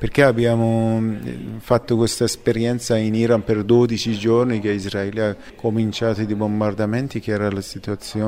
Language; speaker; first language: Italian; non-native, fluent; Persian